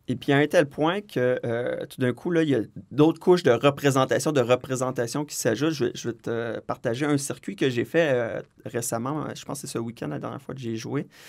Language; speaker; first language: French; native; French